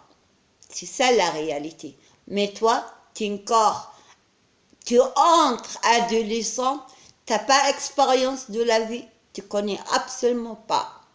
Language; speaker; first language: French; non-native, learner; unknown